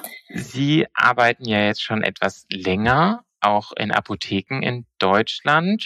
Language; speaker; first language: German; native; German